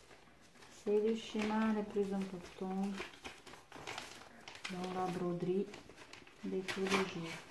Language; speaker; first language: French; non-native, fluent; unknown